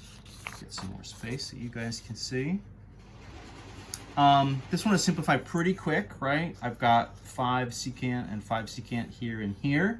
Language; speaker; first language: English; native; English